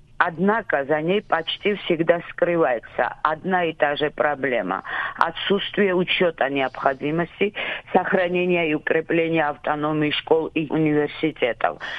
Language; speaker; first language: Russian; non-native, local second language; Georgian